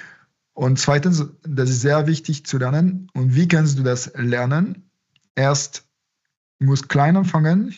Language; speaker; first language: German; non-native, fluent; French